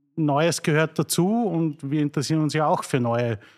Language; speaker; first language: German; native; German